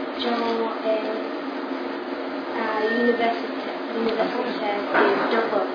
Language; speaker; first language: French; non-native, learner; English